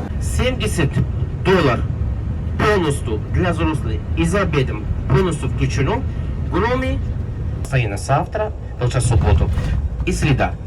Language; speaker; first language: Russian; non-native, learner; Arabic